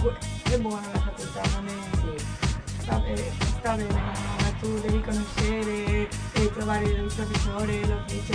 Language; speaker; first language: Italian; non-native, learner; Spanish